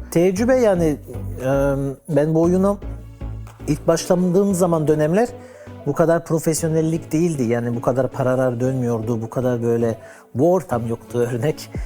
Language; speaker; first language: Turkish; early bilingual, heritage; Turkish